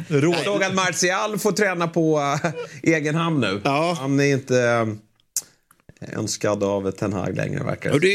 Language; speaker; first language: Swedish; native; Swedish